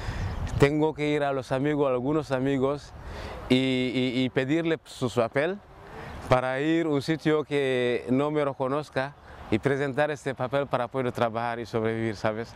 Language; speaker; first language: Spanish; non-native, learner; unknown